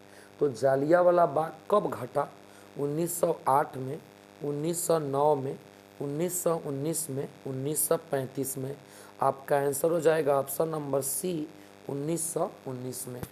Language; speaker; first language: Hindi; native; Hindi